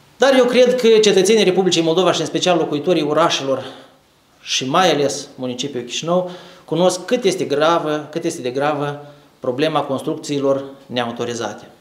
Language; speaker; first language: Romanian; native; Romanian